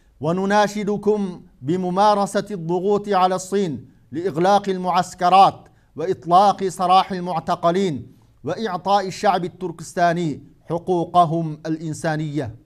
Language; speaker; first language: Arabic; non-native, fluent; Uyghur